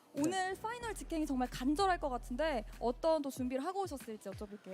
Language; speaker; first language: Korean; native; Korean